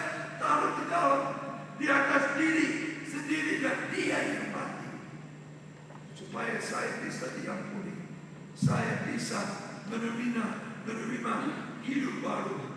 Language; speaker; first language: Indonesian; non-native, fluent; English